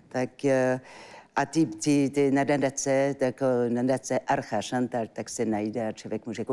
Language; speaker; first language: Czech; non-native, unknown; French